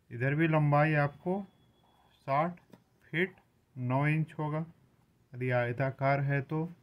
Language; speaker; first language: Hindi; native; Hindi